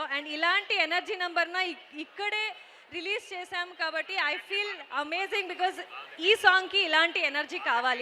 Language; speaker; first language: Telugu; non-native, fluent; Kannada